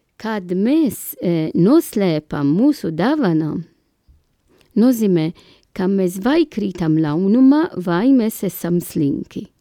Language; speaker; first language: Latvian; non-native, learner; Italian